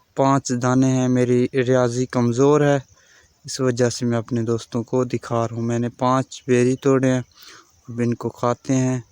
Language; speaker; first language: Urdu; non-native, local second language; Baluchi